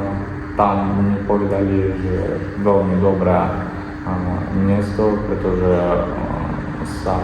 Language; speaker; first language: Slovak; non-native, learner; Kazakh